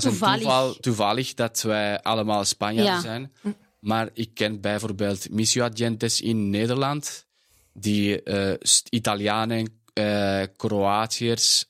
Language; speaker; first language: Dutch; non-native, fluent; Spanish